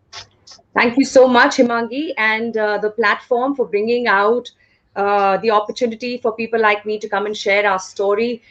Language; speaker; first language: English; non-native, local second language; Hindi